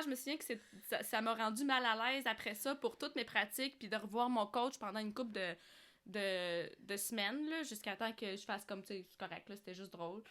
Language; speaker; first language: French; early bilingual, other home language; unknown